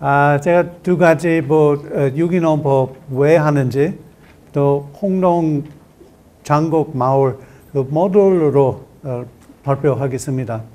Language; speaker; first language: Korean; non-native, learner; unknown